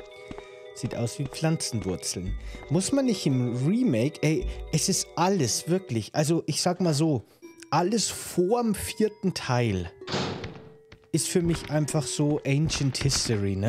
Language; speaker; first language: German; native; German